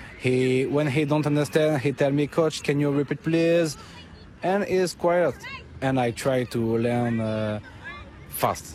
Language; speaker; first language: English; non-native, learner; French